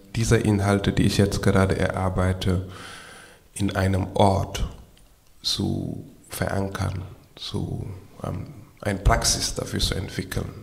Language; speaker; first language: German; non-native, fluent; Wolof